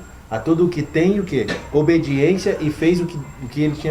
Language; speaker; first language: Portuguese; native; Portuguese